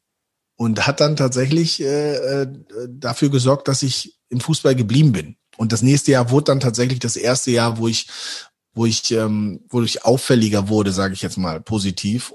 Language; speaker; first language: German; native; German